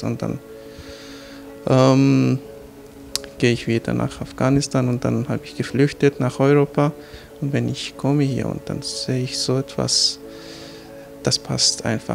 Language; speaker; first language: German; non-native, learner; Persian